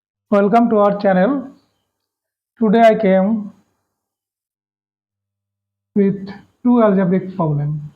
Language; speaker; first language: English; non-native, local second language; Bangla